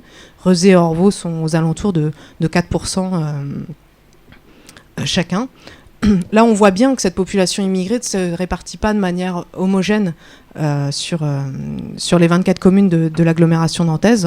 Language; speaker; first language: French; native; French